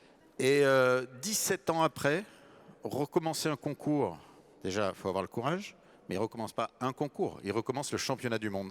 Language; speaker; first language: French; native; French